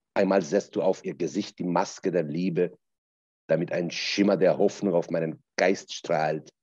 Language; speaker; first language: German; non-native, fluent; Persian